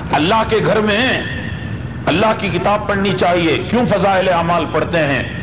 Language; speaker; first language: Urdu; native; Urdu